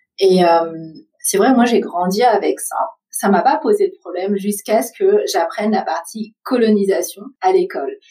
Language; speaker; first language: French; early bilingual, other home language; Vietnamese